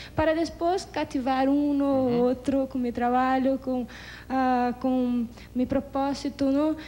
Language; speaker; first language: Spanish; non-native, learner; Portuguese